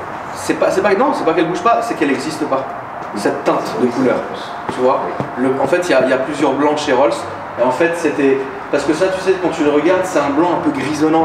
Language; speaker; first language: French; native; French